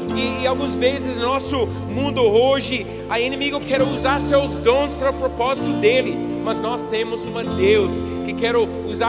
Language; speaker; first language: Portuguese; non-native, learner; English